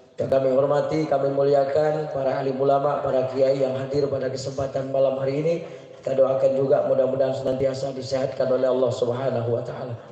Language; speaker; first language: Indonesian; native; Indonesian